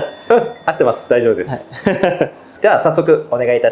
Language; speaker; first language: Japanese; native; Japanese